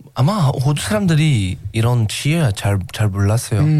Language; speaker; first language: Korean; non-native, learner; English